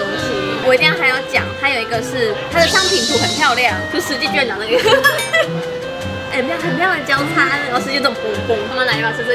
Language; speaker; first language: Chinese; native; Chinese